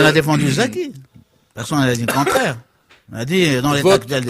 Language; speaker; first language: French; non-native, local second language; Arabic